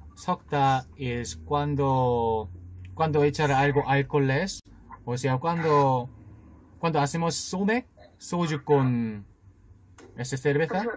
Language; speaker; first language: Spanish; non-native, learner; Korean